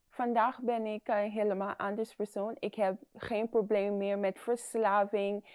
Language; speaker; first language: Dutch; non-native, fluent; English